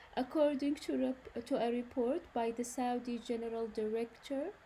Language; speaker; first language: English; non-native, fluent; Arabic